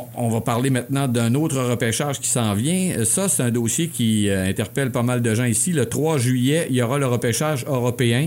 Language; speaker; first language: French; native; French